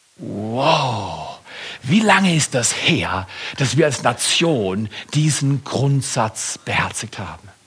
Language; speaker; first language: German; native; German